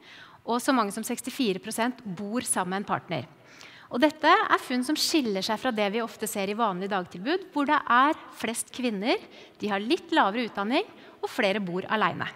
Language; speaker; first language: Norwegian; native; Norwegian